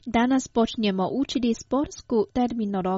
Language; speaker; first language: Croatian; non-native, fluent; Chinese